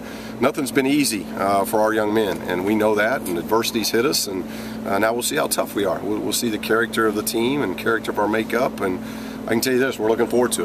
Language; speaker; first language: English; native; English